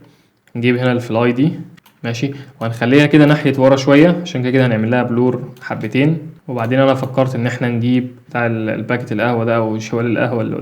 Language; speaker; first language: Arabic; native; Arabic